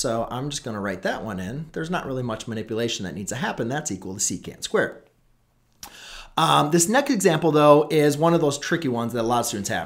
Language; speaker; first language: English; native; English